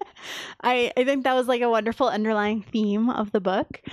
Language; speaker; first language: English; native; English